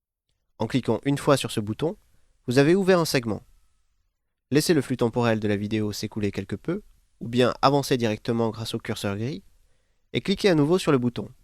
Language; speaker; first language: French; native; French